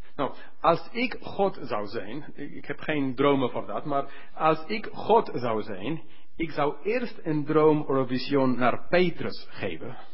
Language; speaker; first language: Dutch; non-native, fluent; English